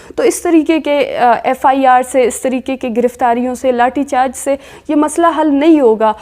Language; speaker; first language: Urdu; non-native, local second language; Baluchi